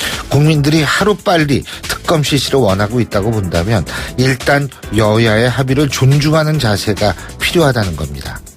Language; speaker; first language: Korean; native; Korean